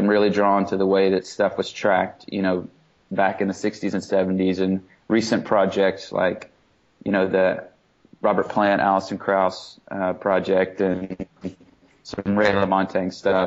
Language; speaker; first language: English; native; English